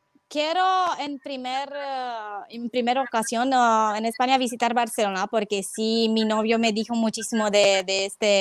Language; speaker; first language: Spanish; non-native, fluent; Romanian